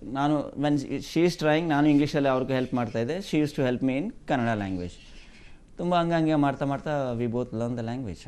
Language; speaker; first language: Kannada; non-native, fluent; Hindi